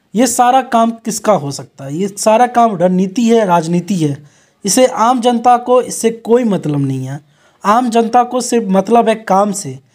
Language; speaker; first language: Hindi; native; Hindi